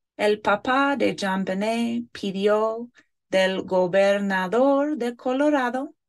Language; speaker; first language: Spanish; non-native, fluent; English